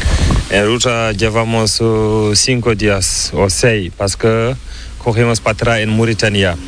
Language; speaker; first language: Spanish; non-native, learner; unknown